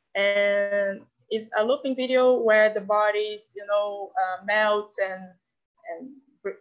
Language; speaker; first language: English; non-native, fluent; Portuguese